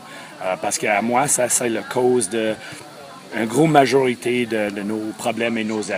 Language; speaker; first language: French; non-native, fluent; English